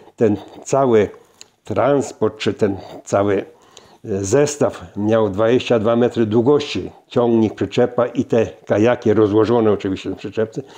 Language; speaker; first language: Polish; native; Polish